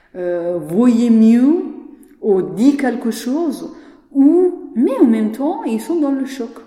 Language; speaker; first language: French; non-native, learner; Persian